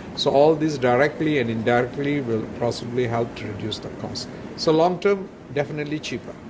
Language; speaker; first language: English; non-native, local second language; Malay